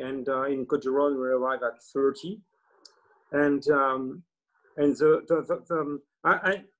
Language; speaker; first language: English; non-native, learner; French